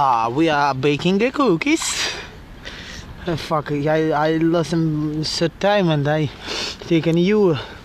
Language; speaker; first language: English; non-native, learner; Russian